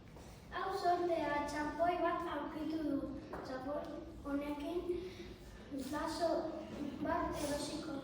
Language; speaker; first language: Basque; non-native, learner; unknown